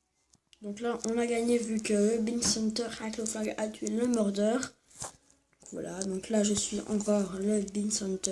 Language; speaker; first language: French; native; French